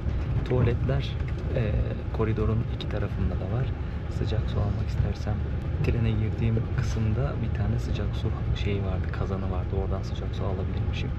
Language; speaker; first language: Turkish; native; Turkish